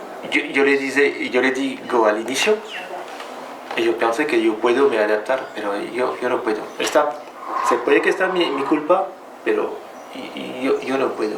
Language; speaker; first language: Spanish; non-native, learner; French